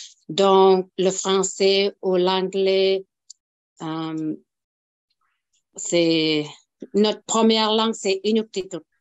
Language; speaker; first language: French; non-native, local second language; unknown